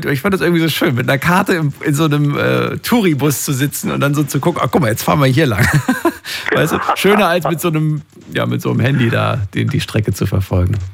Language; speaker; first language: German; native; German